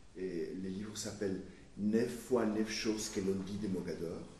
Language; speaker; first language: French; non-native, fluent; Spanish